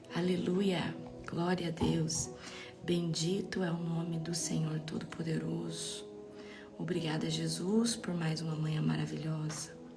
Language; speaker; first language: Portuguese; native; Portuguese